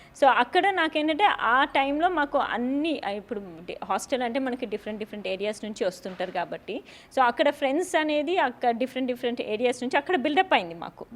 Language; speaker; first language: Telugu; native; Telugu